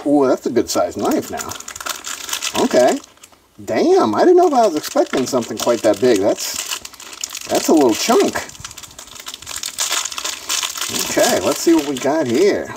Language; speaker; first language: English; native; English